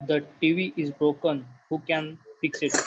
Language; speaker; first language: English; non-native, learner; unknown